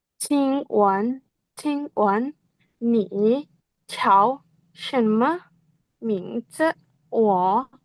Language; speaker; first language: Chinese; non-native, learner; Indonesian